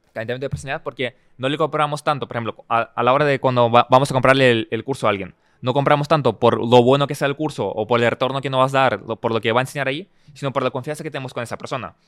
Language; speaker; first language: Spanish; early bilingual, other home language; Russian